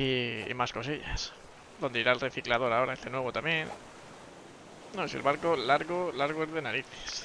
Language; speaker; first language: Spanish; native; Spanish